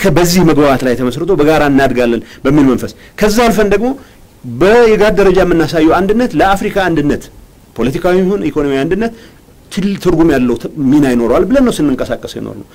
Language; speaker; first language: Amharic; non-native, local second language; Tigrinya